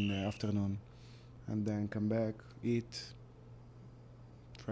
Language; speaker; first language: English; non-native, learner; Hebrew